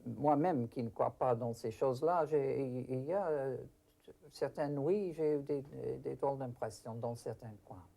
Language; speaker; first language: French; non-native, fluent; English